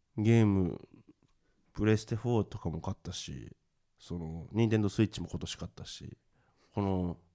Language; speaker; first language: Japanese; native; Japanese